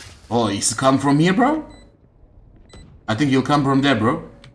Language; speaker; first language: English; non-native, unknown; Turkish